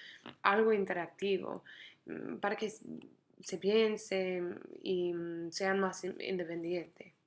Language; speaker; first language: Spanish; non-native, fluent; English